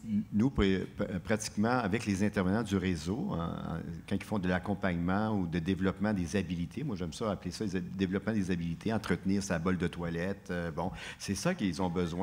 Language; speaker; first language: French; native; French